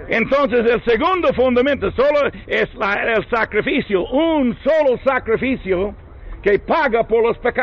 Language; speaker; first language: Spanish; non-native, learner; English